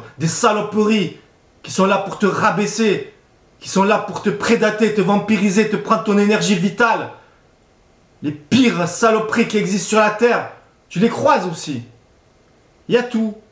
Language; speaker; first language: French; native; French